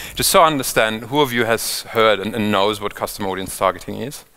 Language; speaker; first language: English; non-native, fluent; German